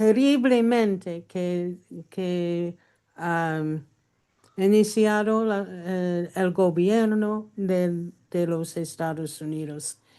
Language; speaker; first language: Spanish; non-native, learner; English